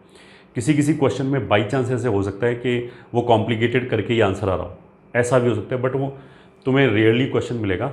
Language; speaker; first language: Hindi; native; Hindi